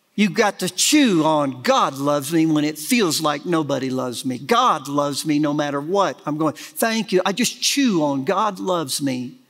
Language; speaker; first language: English; native; English